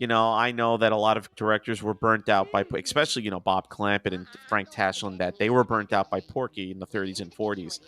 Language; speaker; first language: English; native; English